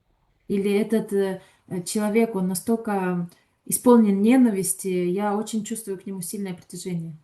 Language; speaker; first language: Russian; native; Russian